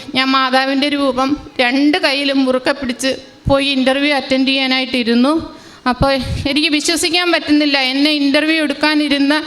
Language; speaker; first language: Malayalam; native; Malayalam